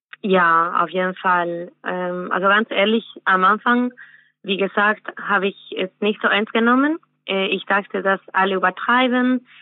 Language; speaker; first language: German; non-native, fluent; Spanish